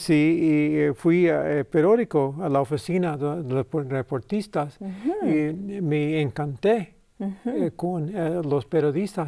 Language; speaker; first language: Spanish; early bilingual, heritage; English